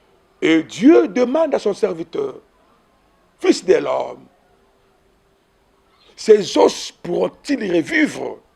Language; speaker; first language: French; non-native, local second language; Lingala